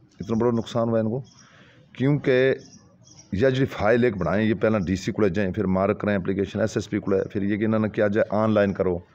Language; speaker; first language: Hindi; non-native, local second language; Gujari